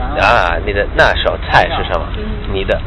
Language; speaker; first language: Chinese; non-native, learner; English